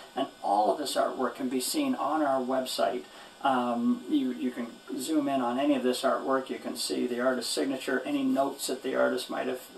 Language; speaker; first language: English; native; English